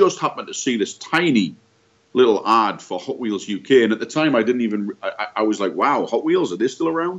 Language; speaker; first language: English; native; English